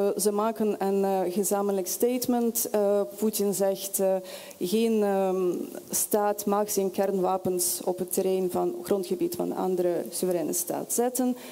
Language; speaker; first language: Dutch; non-native, fluent; Russian